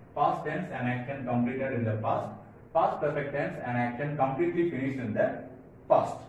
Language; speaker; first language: English; non-native, local second language; Tamil